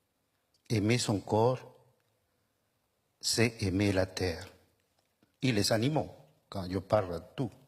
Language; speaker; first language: French; non-native, fluent; Spanish